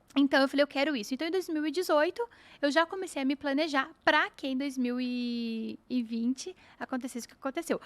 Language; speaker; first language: Portuguese; native; Portuguese